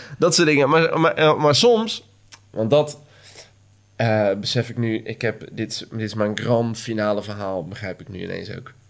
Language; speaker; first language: Dutch; native; Dutch